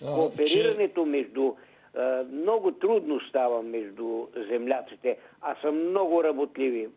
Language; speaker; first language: Bulgarian; native; Bulgarian